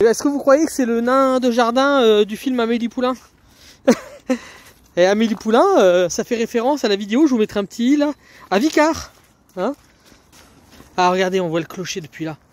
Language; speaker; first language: French; native; French